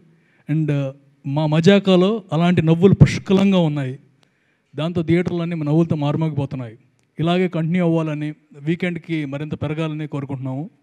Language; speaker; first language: Telugu; native; Telugu